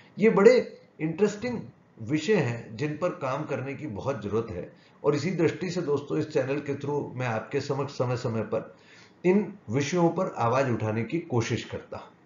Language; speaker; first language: Hindi; native; Hindi